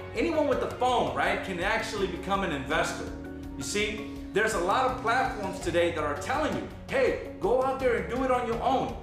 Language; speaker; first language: English; native; English